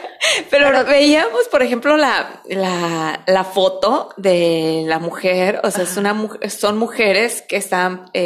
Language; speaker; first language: Spanish; native; Spanish